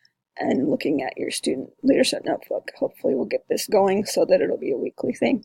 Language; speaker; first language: English; native; English